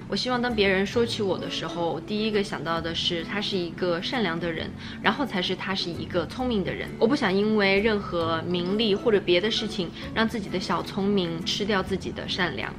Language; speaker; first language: Chinese; native; Chinese